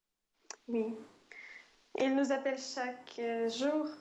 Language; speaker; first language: French; non-native, fluent; Ukrainian